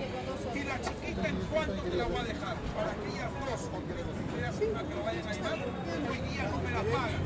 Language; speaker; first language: Spanish; native; Spanish